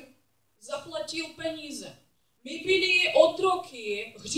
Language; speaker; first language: Czech; non-native, learner; English